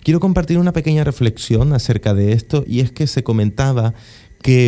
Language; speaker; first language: Spanish; native; Spanish